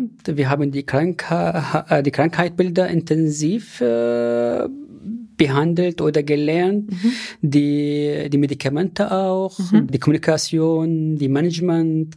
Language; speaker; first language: German; non-native, fluent; Arabic